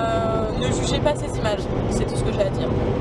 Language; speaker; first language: French; native; French